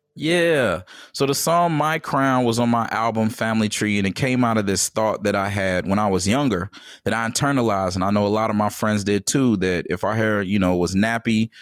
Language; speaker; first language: English; native; English